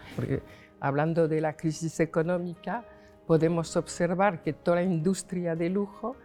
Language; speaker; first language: Spanish; non-native, fluent; French